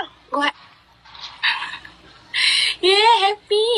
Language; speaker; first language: English; non-native, learner; Indonesian